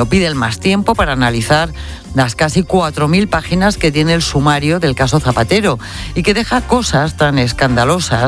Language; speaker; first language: Spanish; native; Spanish